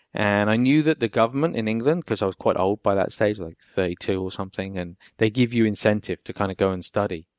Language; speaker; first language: English; native; English